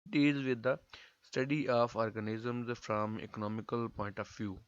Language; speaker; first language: English; non-native, local second language; Urdu